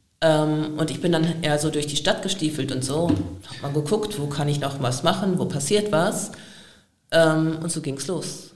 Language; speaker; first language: German; native; German